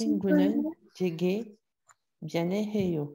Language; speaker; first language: Korean; non-native, learner; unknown